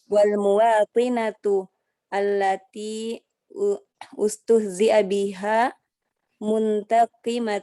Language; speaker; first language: Arabic; non-native, learner; Indonesian